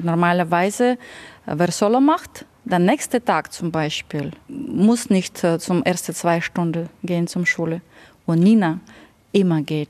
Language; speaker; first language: German; non-native, learner; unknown